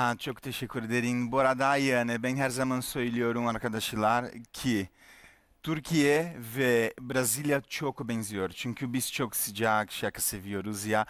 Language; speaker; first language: Turkish; non-native, learner; Portuguese